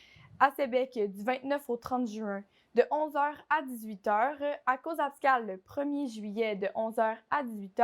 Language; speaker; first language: French; native; French